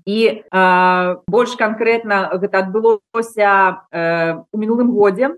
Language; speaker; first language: Belarusian; non-native, local second language; Russian